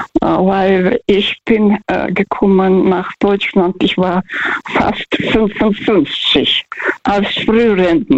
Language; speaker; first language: German; early bilingual, heritage; Russian